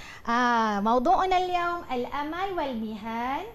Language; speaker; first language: Arabic; non-native, fluent; Malay